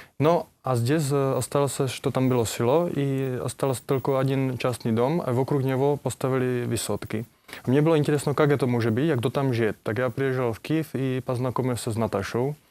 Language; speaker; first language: Russian; non-native, learner; Czech